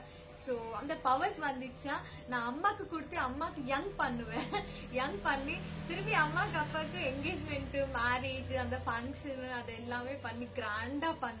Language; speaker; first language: Tamil; non-native, learner; Telugu